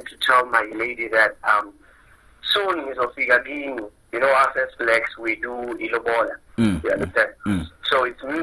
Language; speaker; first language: English; non-native, local second language; Zulu